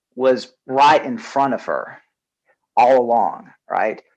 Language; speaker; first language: English; native; English